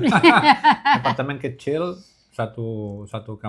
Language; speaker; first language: Indonesian; non-native, learner; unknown